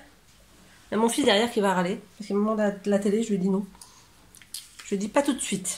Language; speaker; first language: French; native; French